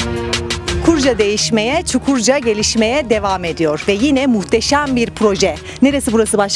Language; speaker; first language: Turkish; native; Turkish